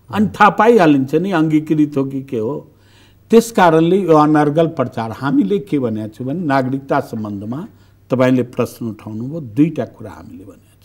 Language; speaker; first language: Nepali; non-native, local second language; Bhojpuri